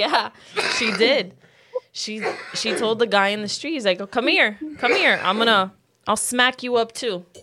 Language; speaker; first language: English; early bilingual, other home language; Spanish